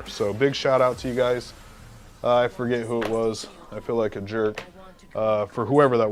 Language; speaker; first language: English; native; English